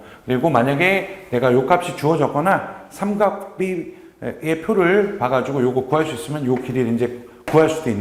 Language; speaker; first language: Korean; native; Korean